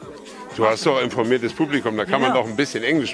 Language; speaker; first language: German; native; German